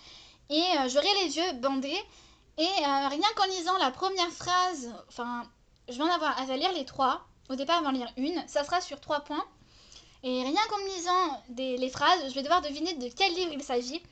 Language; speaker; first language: French; native; French